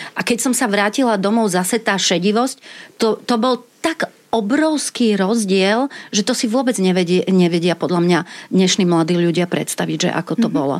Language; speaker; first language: Slovak; native; Slovak